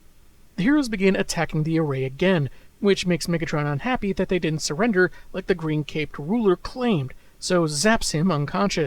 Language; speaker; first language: English; native; English